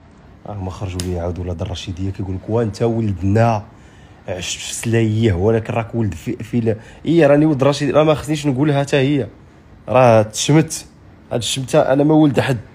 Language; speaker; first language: Arabic; native; Arabic